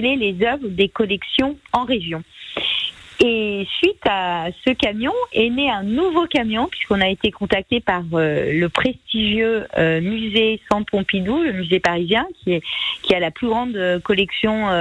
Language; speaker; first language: French; native; French